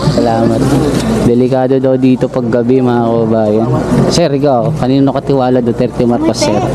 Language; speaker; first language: Filipino; native; Filipino